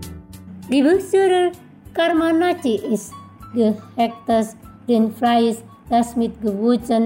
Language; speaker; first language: German; non-native, fluent; Indonesian